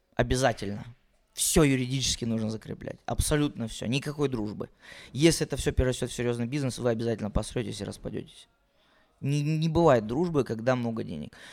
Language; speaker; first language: Russian; native; Russian